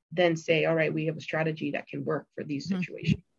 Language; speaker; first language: English; native; English